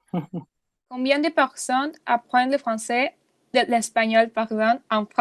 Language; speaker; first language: French; non-native, learner; Spanish